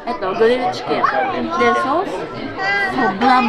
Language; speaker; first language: Filipino; non-native, learner; Japanese